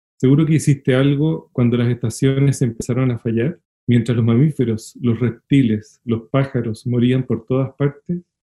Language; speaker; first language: Spanish; native; Spanish